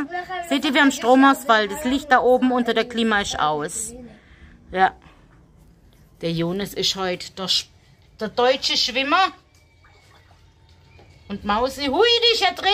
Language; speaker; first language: German; native; German